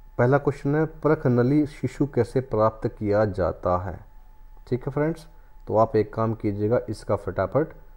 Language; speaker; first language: Hindi; native; Hindi